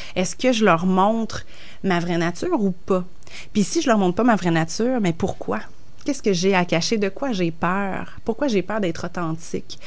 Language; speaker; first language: French; native; French